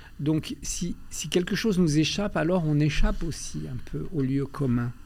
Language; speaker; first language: French; native; French